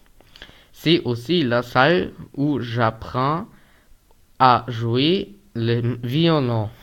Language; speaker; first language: French; non-native, learner; German